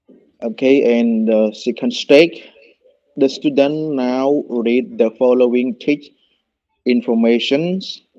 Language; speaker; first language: English; non-native, learner; Khmer